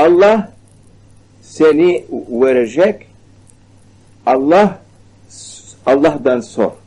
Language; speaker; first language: Turkish; non-native, learner; Arabic